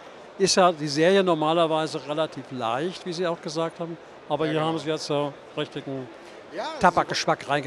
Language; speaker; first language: German; native; German